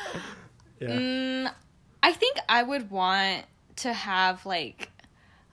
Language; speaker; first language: English; native; English